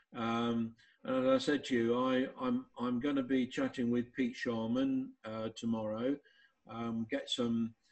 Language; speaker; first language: English; native; English